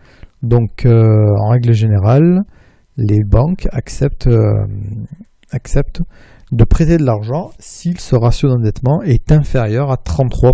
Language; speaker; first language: French; native; French